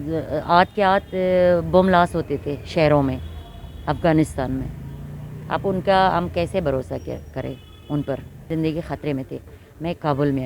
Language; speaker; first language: Hindi; non-native, fluent; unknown